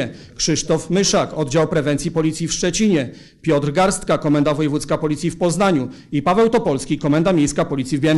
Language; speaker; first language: Polish; native; Polish